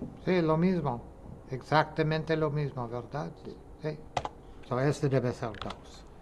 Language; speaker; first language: Spanish; non-native, fluent; English